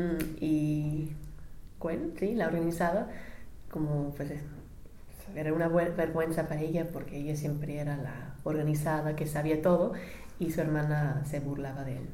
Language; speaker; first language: Spanish; non-native, fluent; English